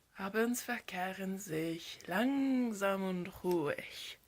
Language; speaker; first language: German; non-native, learner; English